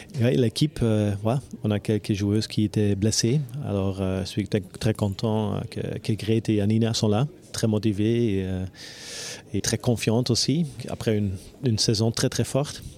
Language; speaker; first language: French; non-native, local second language; Dutch